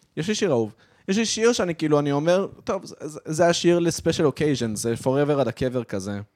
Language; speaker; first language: Hebrew; native; Hebrew